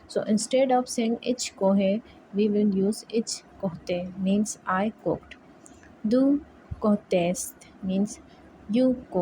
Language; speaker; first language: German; non-native, learner; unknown